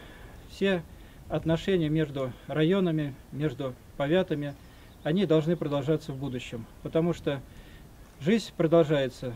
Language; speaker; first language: Russian; native; Russian